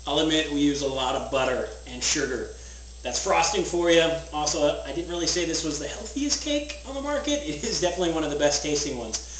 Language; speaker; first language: English; native; English